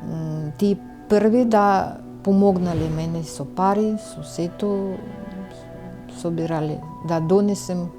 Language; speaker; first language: Macedonian; non-native, learner; Russian